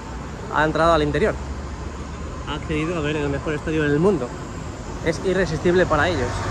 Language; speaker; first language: Spanish; native; Spanish